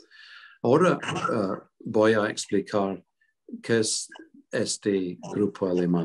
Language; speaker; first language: Spanish; non-native, fluent; English